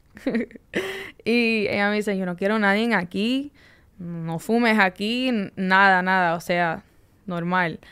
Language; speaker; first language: Spanish; early bilingual, heritage; Spanish